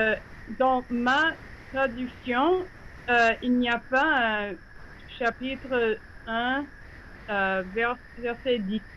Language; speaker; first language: French; non-native, fluent; English